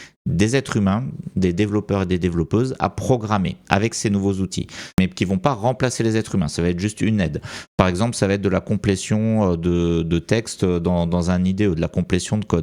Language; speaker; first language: French; native; French